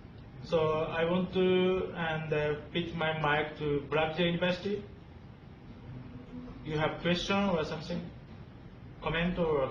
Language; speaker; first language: English; non-native, fluent; Japanese